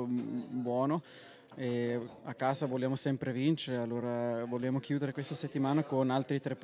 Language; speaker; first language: Italian; non-native, local second language; German